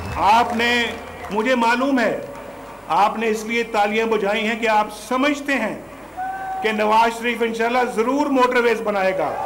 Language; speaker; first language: Urdu; non-native, local second language; Punjabi